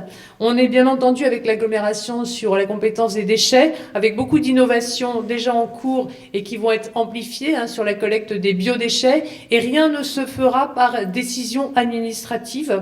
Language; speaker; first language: French; native; French